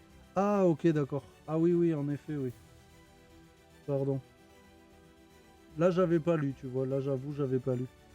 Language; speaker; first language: French; native; French